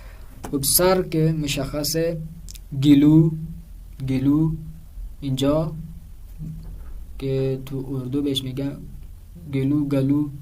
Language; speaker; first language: Persian; non-native, fluent; Urdu